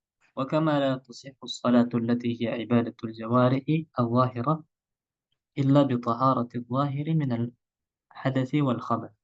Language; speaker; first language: Arabic; non-native, fluent; Indonesian